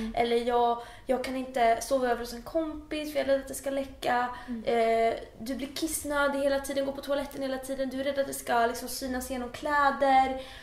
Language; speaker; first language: Swedish; early bilingual, other home language; Persian